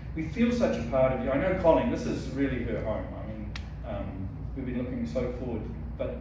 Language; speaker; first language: English; native; English